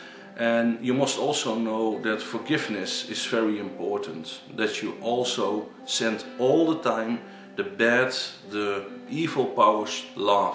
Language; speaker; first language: English; non-native, learner; Dutch